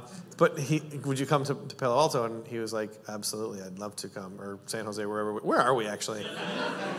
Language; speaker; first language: English; native; English